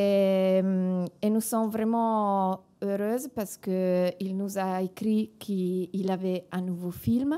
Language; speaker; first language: French; non-native, fluent; Italian